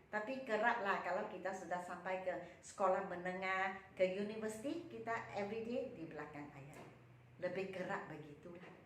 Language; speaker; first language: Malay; non-native, local second language; Chinese